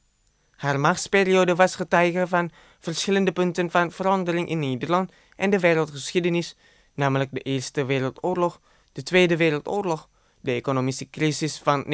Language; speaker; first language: Dutch; non-native, fluent; Indonesian